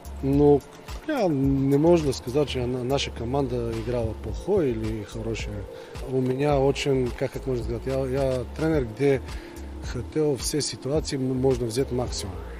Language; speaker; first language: Russian; non-native, learner; Bulgarian